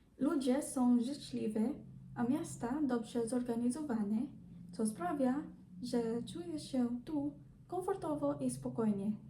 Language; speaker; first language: Polish; non-native, learner; Filipino